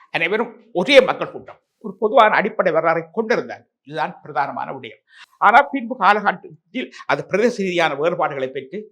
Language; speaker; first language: Tamil; native; Tamil